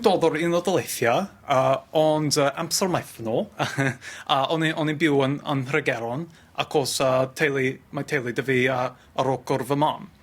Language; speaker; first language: Welsh; non-native, fluent; English